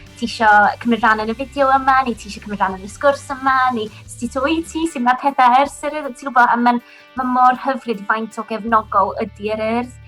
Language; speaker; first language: Welsh; non-native, local second language; English